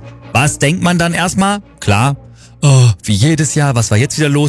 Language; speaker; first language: German; native; German